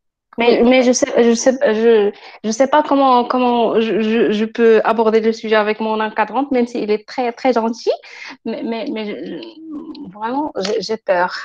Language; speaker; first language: French; non-native, local second language; Arabic